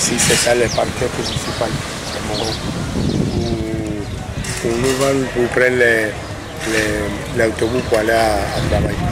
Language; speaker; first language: French; non-native, learner; Spanish